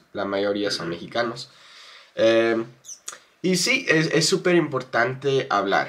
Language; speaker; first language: Spanish; non-native, fluent; English